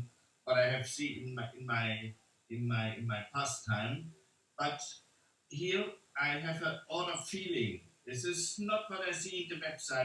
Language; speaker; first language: English; non-native, learner; German